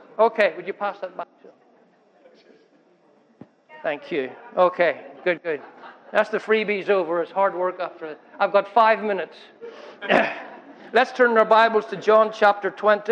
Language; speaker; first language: English; native; English